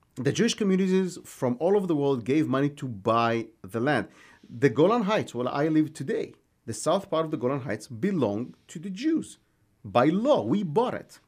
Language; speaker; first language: English; non-native, fluent; Hebrew